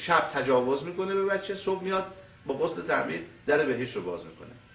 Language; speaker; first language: Persian; native; Persian